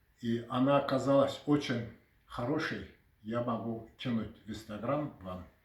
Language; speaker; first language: Russian; non-native, local second language; Karachay-Balkar